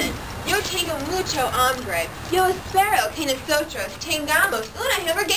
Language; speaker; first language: Spanish; non-native, learner; English